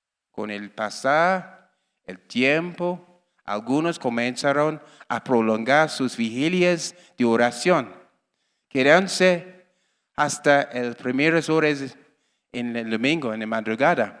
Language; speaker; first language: Spanish; non-native, learner; English